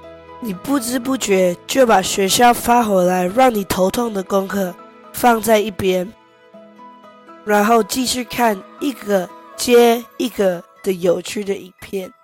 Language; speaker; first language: Chinese; early bilingual, heritage; Chinese